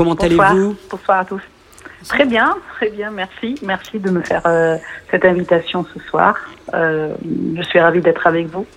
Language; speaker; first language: French; non-native, local second language; Arabic